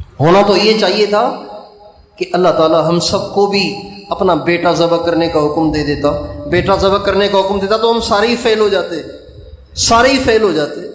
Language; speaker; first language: Urdu; non-native, local second language; Sindhi